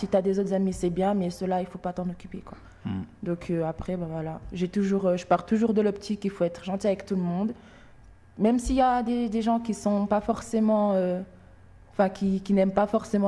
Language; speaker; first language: French; early bilingual, other home language; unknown